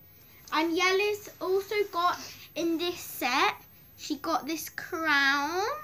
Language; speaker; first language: English; native; English